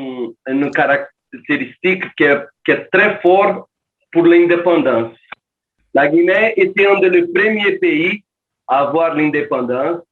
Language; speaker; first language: French; non-native, learner; Portuguese